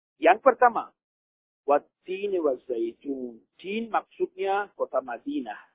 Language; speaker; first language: Indonesian; non-native, fluent; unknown